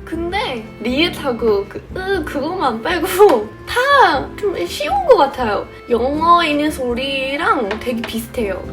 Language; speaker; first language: Korean; non-native, fluent; English